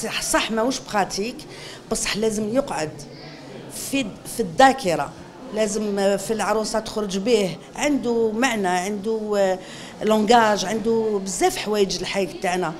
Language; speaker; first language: Arabic; native; Arabic